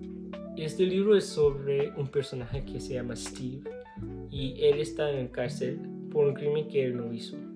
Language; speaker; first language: Spanish; non-native, learner; English